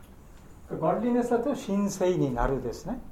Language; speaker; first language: Japanese; non-native, learner; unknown